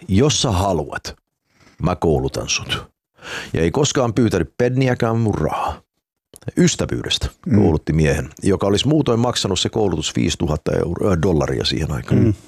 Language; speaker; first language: Finnish; early bilingual, heritage; Finnish